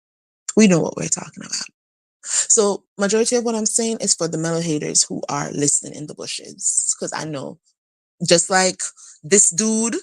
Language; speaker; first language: English; native; English